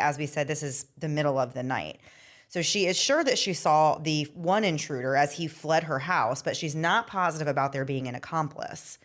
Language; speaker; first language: English; native; English